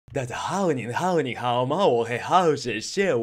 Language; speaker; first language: Chinese; non-native, learner; Russian